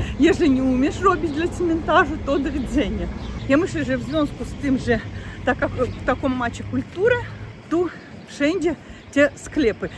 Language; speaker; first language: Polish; non-native, learner; Russian